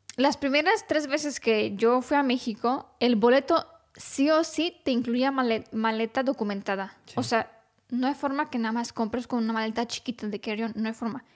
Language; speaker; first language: Spanish; non-native, fluent; Romanian